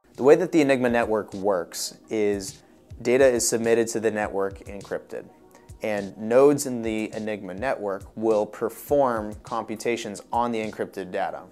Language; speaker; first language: English; native; English